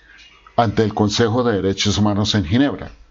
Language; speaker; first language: Spanish; native; Spanish